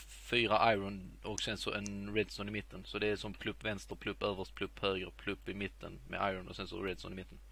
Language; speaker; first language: Swedish; native; Swedish